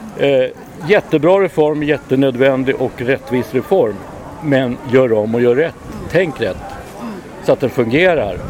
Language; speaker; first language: Swedish; native; Swedish